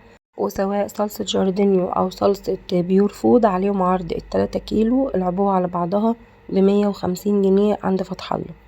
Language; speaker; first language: Arabic; native; Arabic